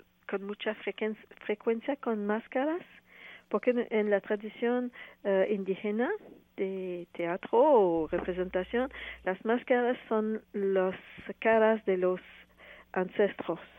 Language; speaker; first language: Spanish; non-native, fluent; French